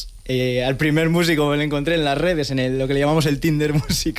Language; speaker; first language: Spanish; native; Spanish